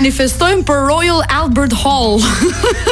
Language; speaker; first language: Albanian; native; Albanian